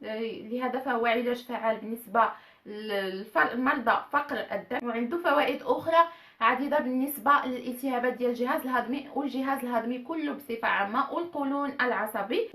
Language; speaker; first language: Arabic; native; Arabic